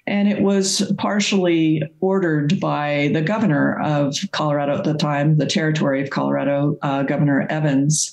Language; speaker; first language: English; native; English